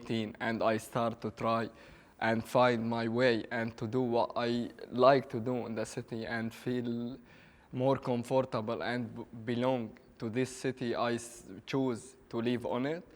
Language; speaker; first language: English; non-native, learner; Arabic